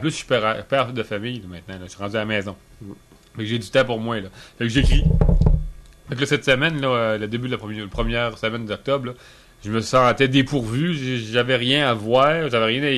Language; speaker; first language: French; native; French